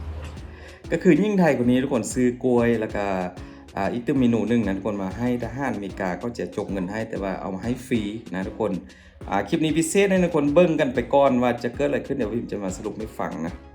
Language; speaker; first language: Thai; non-native, local second language; Lao